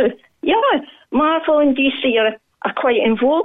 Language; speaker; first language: English; native; English